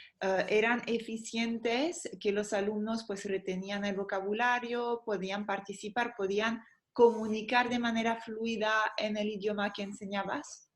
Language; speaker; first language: Spanish; non-native, fluent; French